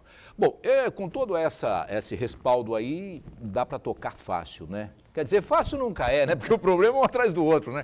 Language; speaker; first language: Portuguese; native; Portuguese